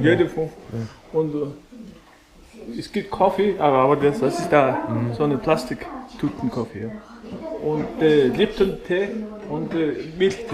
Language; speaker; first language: German; non-native, learner; Mongolian